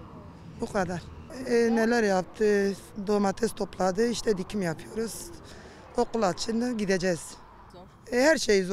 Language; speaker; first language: Turkish; non-native, local second language; Kurdish